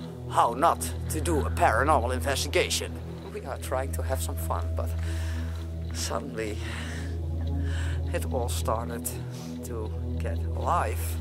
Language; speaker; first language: English; non-native, fluent; Dutch